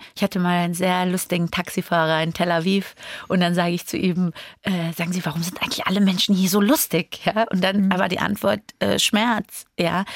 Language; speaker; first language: German; early bilingual, other home language; Persian